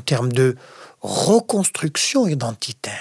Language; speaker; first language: French; non-native, fluent; Arabic